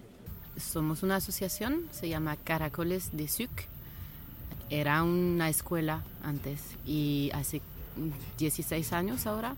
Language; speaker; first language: Spanish; non-native, fluent; French